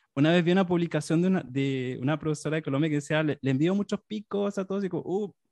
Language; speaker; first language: Spanish; native; Spanish